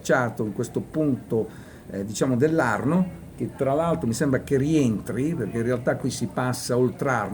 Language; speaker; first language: Italian; native; Italian